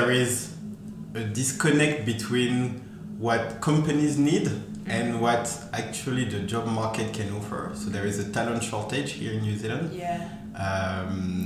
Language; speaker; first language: English; non-native, fluent; French